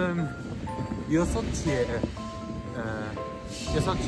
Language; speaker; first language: Korean; non-native, learner; Polish